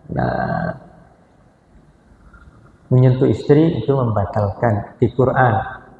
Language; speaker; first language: Indonesian; non-native, local second language; Javanese